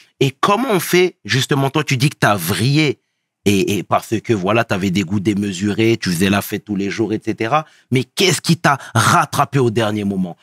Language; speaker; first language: French; early bilingual, other home language; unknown